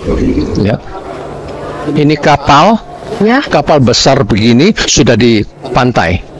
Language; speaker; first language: Indonesian; non-native, learner; Cantonese